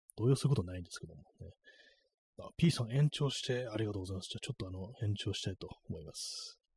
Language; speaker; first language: Japanese; native; Japanese